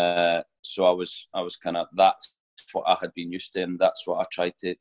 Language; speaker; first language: English; native; English